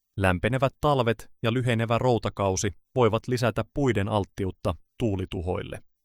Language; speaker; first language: Finnish; native; Finnish